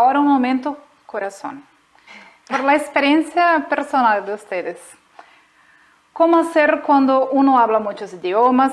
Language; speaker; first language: Spanish; non-native, fluent; Portuguese